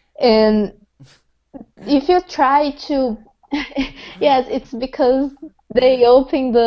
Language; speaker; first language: English; non-native, fluent; Portuguese